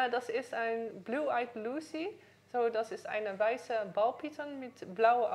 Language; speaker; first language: German; non-native, learner; Dutch